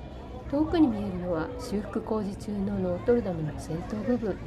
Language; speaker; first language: Japanese; native; Japanese